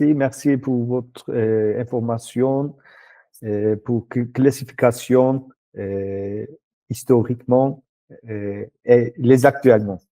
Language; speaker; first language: French; non-native, learner; Turkish